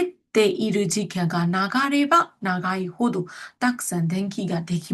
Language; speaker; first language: Japanese; non-native, fluent; Burmese